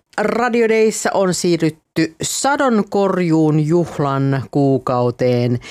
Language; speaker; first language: Finnish; native; Finnish